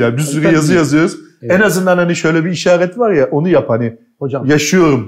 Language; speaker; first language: Turkish; native; Turkish